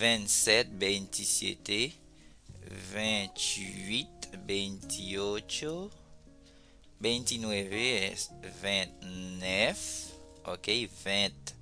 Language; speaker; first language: Spanish; non-native, fluent; Haitian Creole